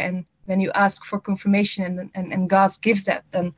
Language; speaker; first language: English; non-native, fluent; Dutch